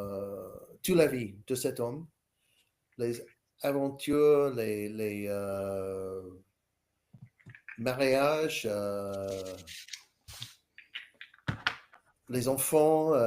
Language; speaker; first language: French; non-native, learner; English